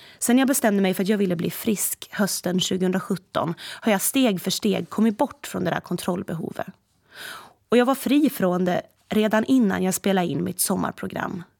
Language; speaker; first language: Swedish; native; Swedish